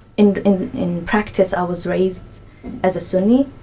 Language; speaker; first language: English; non-native, fluent; Arabic